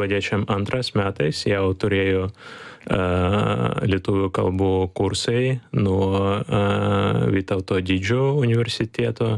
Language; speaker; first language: Lithuanian; non-native, learner; Ukrainian